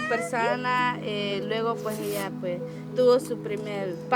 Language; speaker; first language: Spanish; native; Spanish